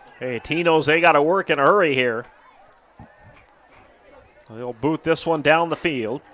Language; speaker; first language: English; native; English